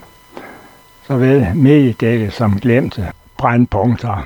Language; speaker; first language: Danish; native; Danish